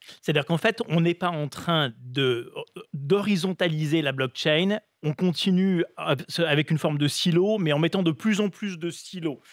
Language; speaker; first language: French; native; French